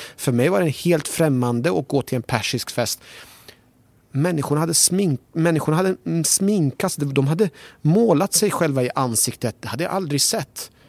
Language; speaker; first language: Swedish; early bilingual, other home language; Persian